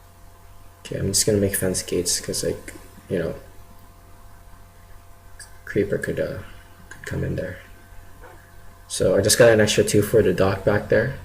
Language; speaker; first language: English; native; English